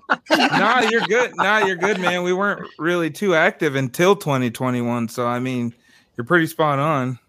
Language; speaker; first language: English; native; English